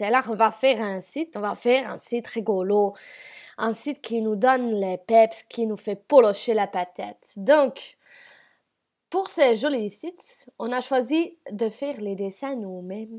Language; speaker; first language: French; native; French